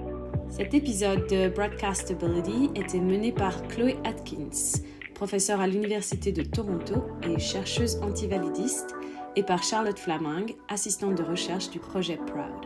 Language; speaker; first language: French; native; French